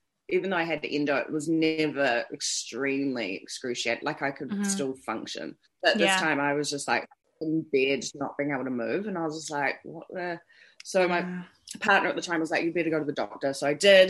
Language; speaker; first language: English; native; English